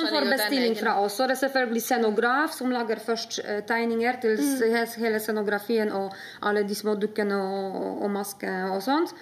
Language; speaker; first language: Norwegian; non-native, fluent; Polish